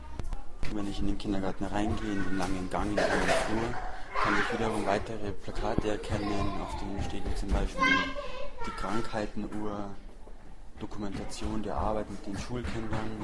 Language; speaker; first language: German; native; German